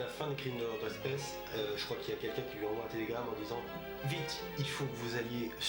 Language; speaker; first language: French; native; French